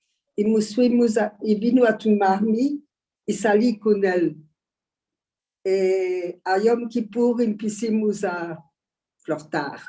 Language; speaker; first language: Spanish; early bilingual, heritage; Ladino